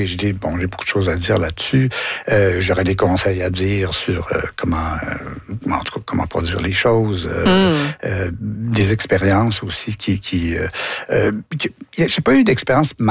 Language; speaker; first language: French; native; French